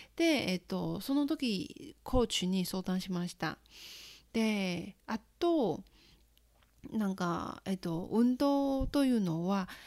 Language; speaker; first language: Japanese; non-native, fluent; Chinese